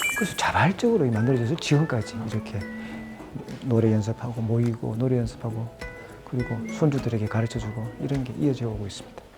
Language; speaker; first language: Korean; native; Korean